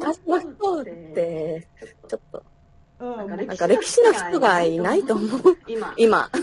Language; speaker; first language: Japanese; non-native, learner; Spanish